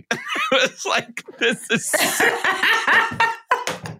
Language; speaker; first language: English; native; English